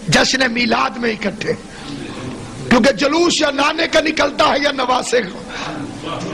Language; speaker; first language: Urdu; non-native, local second language; Saraiki